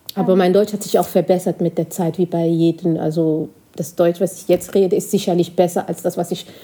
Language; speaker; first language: German; non-native, fluent; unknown